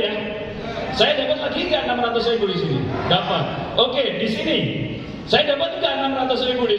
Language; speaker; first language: Indonesian; native; Indonesian